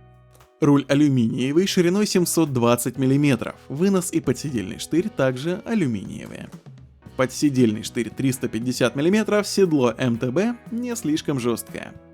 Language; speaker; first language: Russian; native; Russian